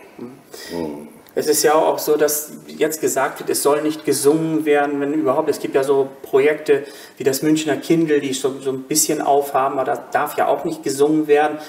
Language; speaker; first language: German; native; German